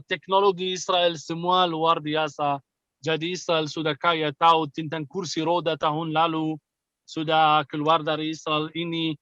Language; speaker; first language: Indonesian; non-native, fluent; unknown